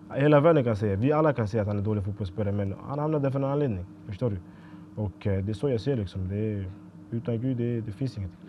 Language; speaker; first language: Swedish; early bilingual, other home language; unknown